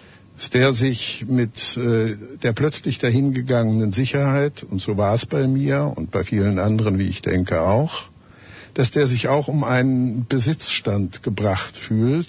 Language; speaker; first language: German; native; German